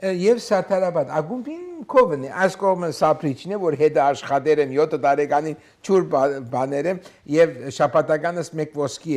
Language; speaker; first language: Armenian; early bilingual, heritage; Armenian